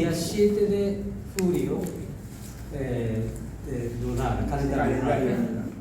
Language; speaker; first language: Spanish; non-native, learner; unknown